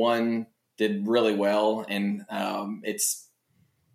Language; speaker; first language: English; native; English